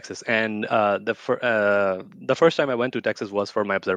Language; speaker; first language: English; non-native, local second language; Urdu